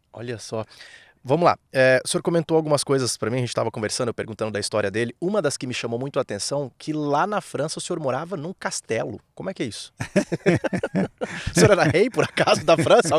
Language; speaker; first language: Portuguese; native; Portuguese